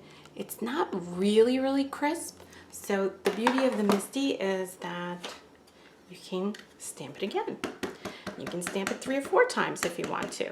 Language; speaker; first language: English; native; English